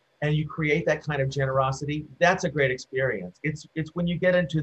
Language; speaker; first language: English; native; English